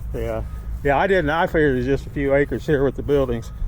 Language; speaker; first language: English; native; English